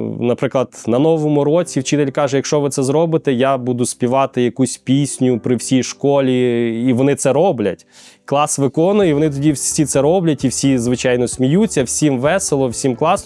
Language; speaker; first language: Ukrainian; native; Ukrainian